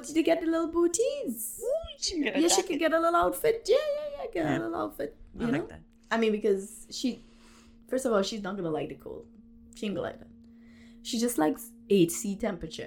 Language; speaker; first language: English; native; English